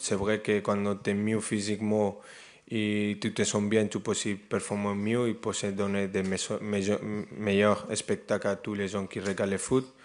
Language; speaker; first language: French; non-native, fluent; Spanish